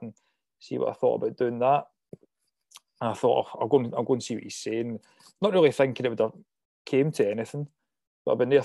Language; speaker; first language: English; native; English